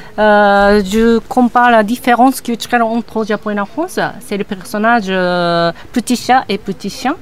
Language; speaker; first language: French; non-native, learner; Japanese